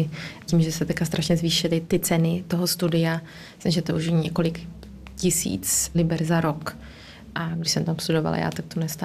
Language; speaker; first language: Czech; early bilingual, heritage; Czech